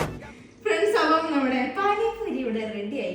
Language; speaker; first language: Malayalam; native; Malayalam